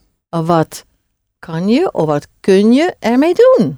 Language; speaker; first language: Dutch; non-native, fluent; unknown